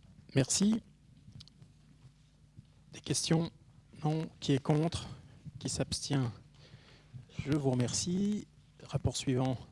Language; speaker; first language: French; native; French